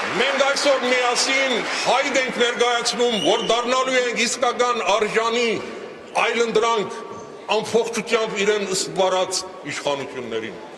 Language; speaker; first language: Armenian; early bilingual, heritage; Armenian